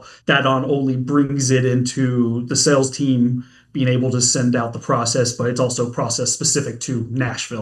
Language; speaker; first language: English; native; English